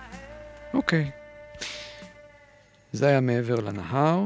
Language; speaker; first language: Hebrew; native; Hebrew